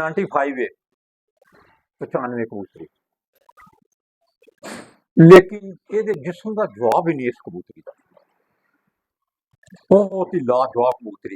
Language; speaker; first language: Hindi; non-native, local second language; Punjabi